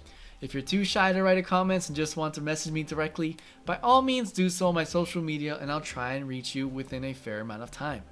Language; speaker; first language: English; native; English